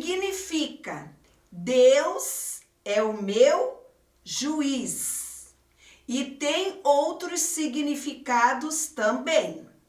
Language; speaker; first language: Portuguese; native; Portuguese